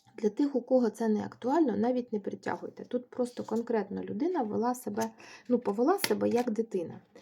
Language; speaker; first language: Ukrainian; non-native, local second language; Russian